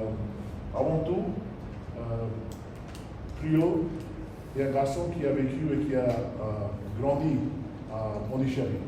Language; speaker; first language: French; non-native, fluent; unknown